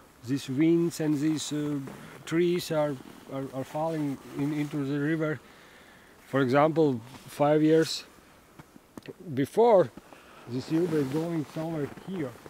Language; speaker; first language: English; non-native, learner; Latvian